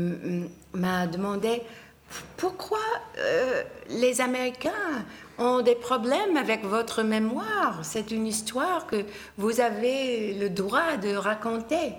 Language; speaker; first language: French; non-native, learner; English